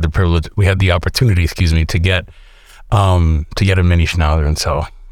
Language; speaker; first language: English; native; English